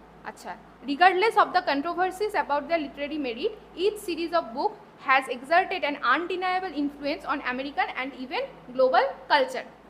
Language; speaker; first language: English; non-native, local second language; Bangla